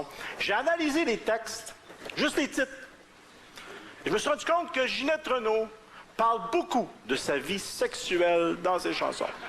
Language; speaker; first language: French; native; French